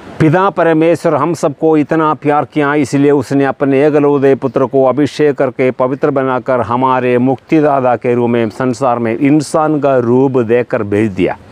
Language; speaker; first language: Hindi; non-native, local second language; Malayalam